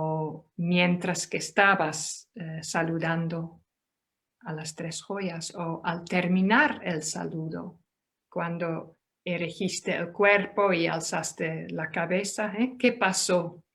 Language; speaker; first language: Spanish; non-native, fluent; Dutch